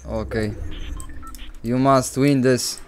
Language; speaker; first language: English; non-native, learner; Polish